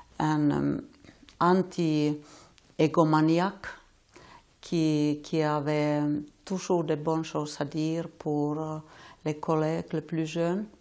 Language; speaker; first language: French; non-native, fluent; Finnish